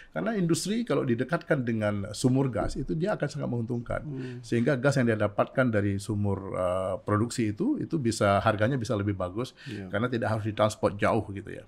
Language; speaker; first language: Indonesian; native; Indonesian